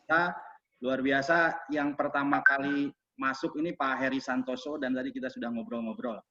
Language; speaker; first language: Indonesian; native; Indonesian